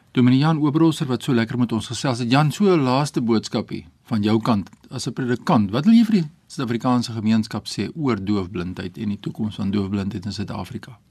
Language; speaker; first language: Afrikaans; native; Afrikaans